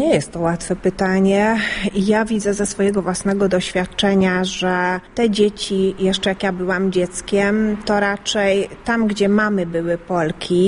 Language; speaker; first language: Polish; early bilingual, heritage; Polish